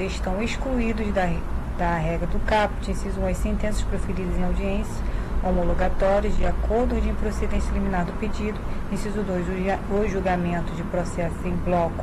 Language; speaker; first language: Portuguese; native; Portuguese